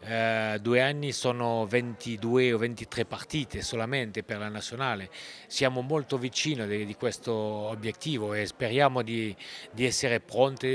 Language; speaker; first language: Italian; non-native, fluent; French